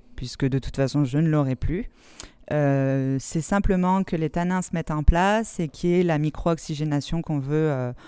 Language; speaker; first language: French; native; French